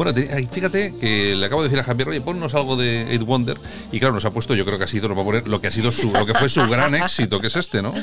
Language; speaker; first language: Spanish; native; Spanish